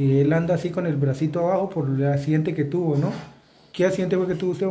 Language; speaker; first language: Spanish; native; Spanish